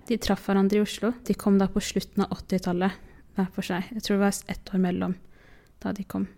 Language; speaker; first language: Norwegian; early bilingual, other home language; Tigrinya